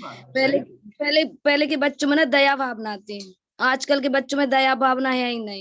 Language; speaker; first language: Hindi; native; Hindi